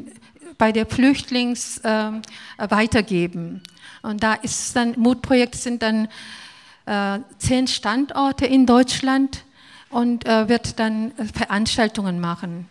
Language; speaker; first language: German; non-native, fluent; Korean